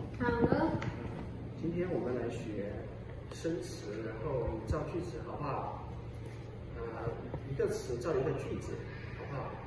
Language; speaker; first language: Chinese; native; Chinese